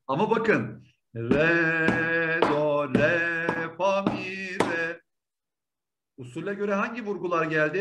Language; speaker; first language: Turkish; native; Turkish